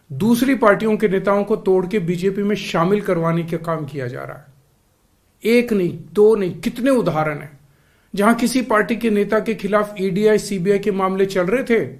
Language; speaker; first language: Hindi; native; Hindi